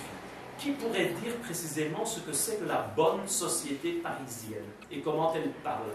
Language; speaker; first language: French; native; French